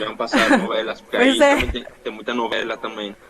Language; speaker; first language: Portuguese; non-native, fluent; Spanish